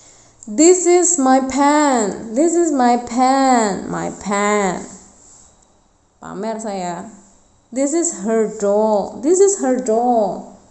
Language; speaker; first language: English; non-native, fluent; Indonesian